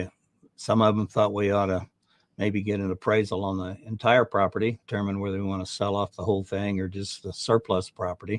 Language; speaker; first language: English; native; English